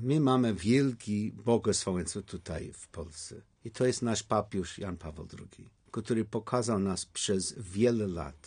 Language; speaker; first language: Polish; non-native, learner; English